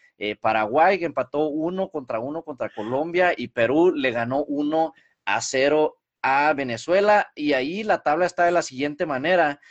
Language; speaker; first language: Spanish; early bilingual, heritage; Spanish